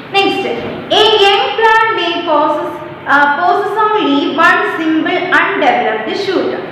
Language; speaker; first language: English; non-native, local second language; Malayalam